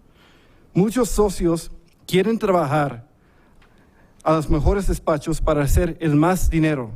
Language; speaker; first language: Spanish; early bilingual, heritage; English